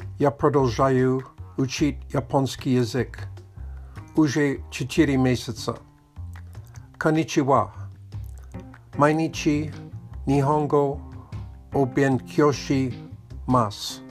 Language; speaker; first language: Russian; non-native, learner; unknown